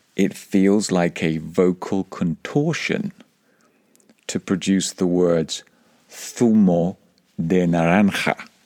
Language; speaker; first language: English; native; English